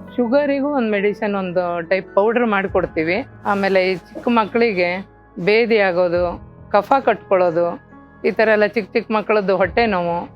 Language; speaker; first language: Kannada; native; Kannada